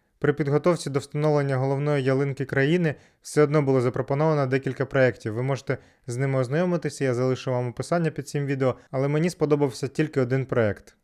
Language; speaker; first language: Ukrainian; non-native, local second language; Russian